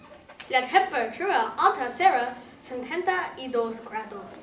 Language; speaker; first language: Spanish; non-native, learner; English